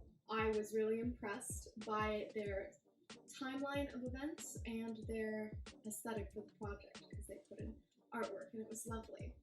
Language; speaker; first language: English; native; English